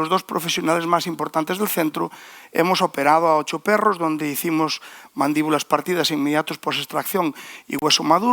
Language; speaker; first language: Spanish; native; Spanish